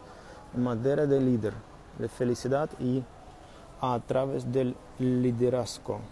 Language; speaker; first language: Spanish; non-native, learner; Russian